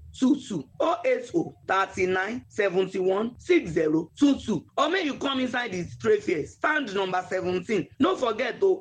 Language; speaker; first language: Nigerian Pidgin; non-native, local second language; Yoruba